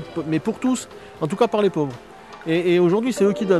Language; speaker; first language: French; native; French